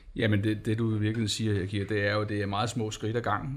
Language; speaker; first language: Danish; native; Danish